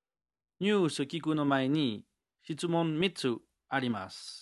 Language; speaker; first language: Japanese; non-native, learner; French